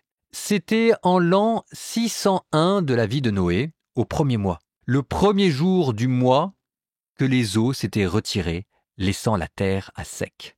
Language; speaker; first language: French; native; French